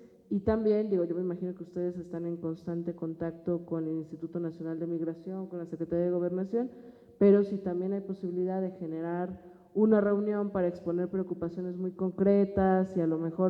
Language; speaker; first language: Spanish; native; Spanish